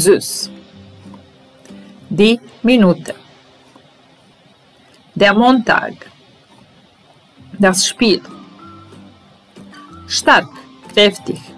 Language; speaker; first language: German; non-native, fluent; Serbian